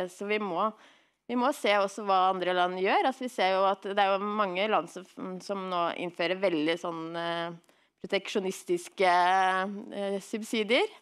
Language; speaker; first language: Norwegian; native; Norwegian